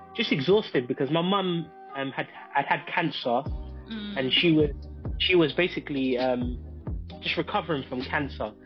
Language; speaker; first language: English; native; English